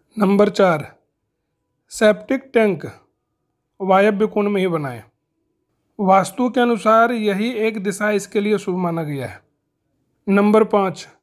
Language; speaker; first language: Hindi; native; Hindi